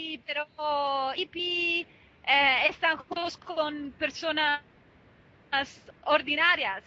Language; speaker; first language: Spanish; non-native, fluent; Italian